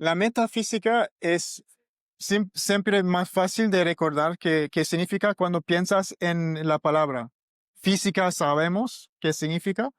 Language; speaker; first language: Spanish; non-native, learner; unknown